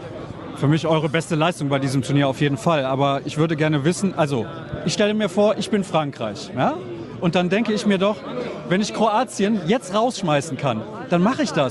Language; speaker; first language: German; native; German